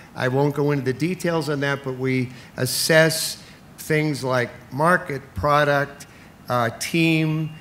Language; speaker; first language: English; native; English